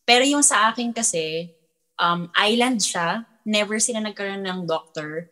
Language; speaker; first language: Filipino; native; Filipino